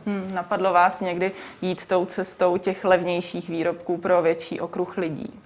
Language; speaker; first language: Czech; native; Czech